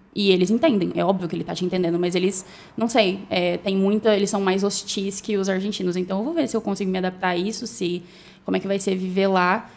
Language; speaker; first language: Portuguese; native; Portuguese